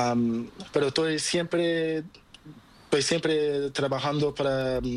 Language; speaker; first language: Spanish; non-native, learner; Portuguese